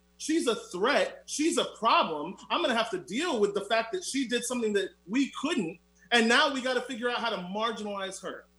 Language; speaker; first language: English; native; English